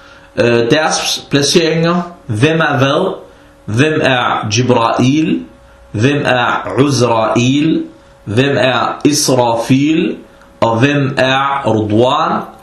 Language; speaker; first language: Danish; non-native, fluent; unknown